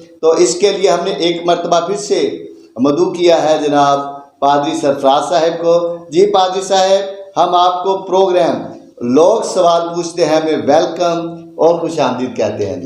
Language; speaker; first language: Urdu; non-native, local second language; Punjabi